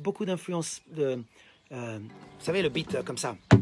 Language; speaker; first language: French; native; French